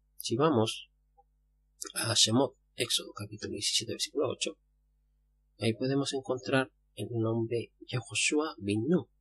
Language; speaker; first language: Spanish; native; Spanish